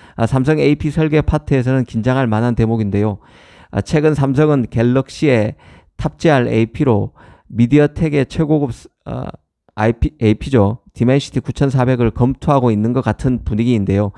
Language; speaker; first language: Korean; native; Korean